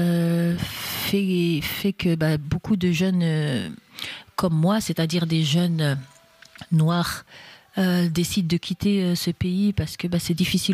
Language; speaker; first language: French; native; French